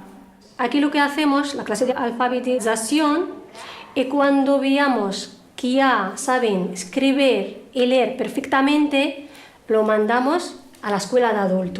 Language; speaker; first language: Spanish; non-native, fluent; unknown